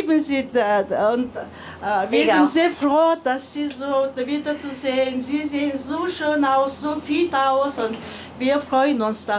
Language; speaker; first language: German; non-native, fluent; Mongolian